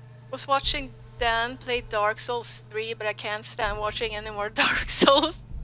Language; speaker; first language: English; non-native, fluent; Swedish